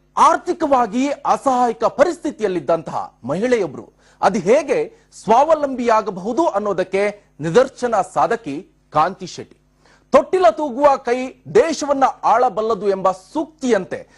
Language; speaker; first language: Kannada; native; Kannada